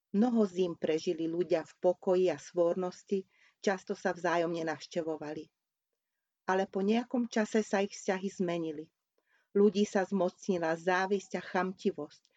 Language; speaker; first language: Slovak; non-native, local second language; Hungarian